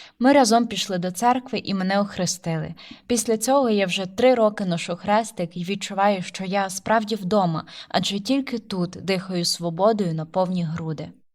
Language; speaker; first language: Ukrainian; early bilingual, heritage; Ukrainian